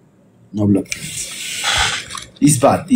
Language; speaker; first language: English; non-native, learner; Spanish